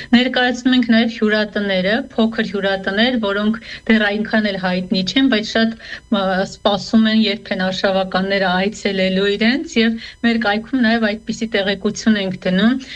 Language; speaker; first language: Armenian; native; Armenian